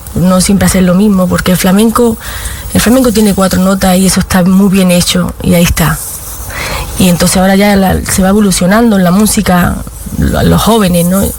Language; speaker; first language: Spanish; native; Spanish